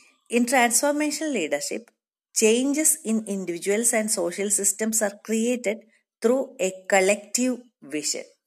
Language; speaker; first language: English; non-native, local second language; Malayalam